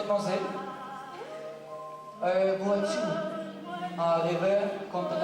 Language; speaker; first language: French; non-native, learner; Russian